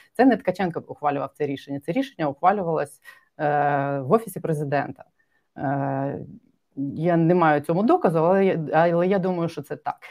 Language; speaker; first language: Ukrainian; native; Ukrainian